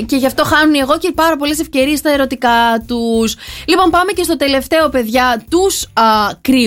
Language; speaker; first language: Greek; native; Greek